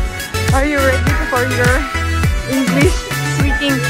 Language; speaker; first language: English; non-native, learner; Filipino